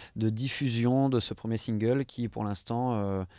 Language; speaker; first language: French; native; French